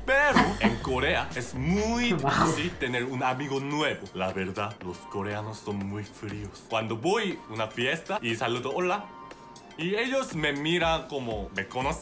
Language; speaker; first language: Spanish; non-native, learner; Korean